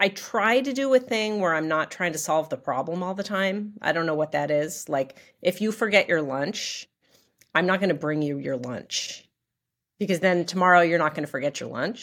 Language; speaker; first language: English; native; English